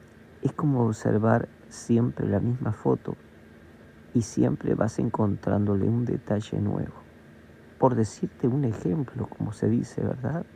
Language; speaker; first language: Spanish; native; Spanish